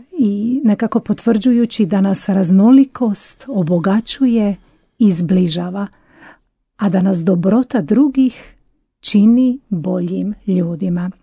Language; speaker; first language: Croatian; native; Croatian